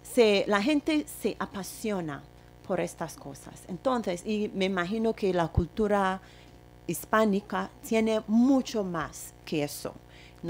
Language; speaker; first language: Spanish; non-native, fluent; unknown